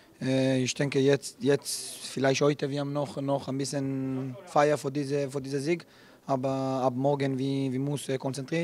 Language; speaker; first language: German; non-native, learner; Hebrew